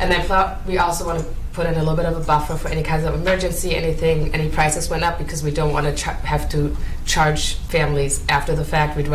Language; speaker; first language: English; non-native, fluent; German